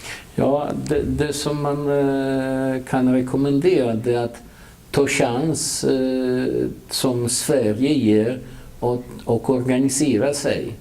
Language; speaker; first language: Swedish; non-native, fluent; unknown